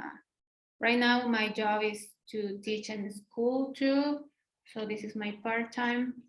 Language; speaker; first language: English; non-native, fluent; Spanish